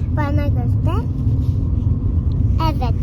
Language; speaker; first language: Turkish; early bilingual, heritage; Turkish